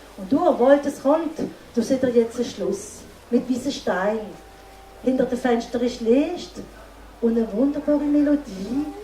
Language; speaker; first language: German; non-native, local second language; Swiss German